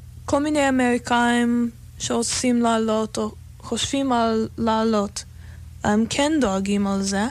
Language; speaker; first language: Hebrew; non-native, fluent; English